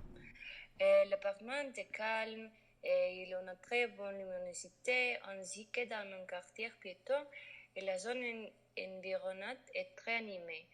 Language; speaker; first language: French; non-native, learner; Spanish